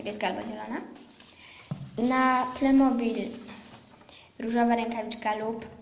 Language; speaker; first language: Polish; early bilingual, heritage; Polish